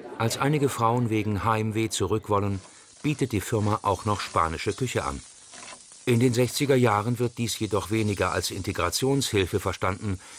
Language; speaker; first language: German; native; German